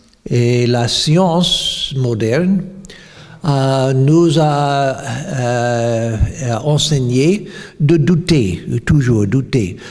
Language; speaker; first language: French; non-native, fluent; English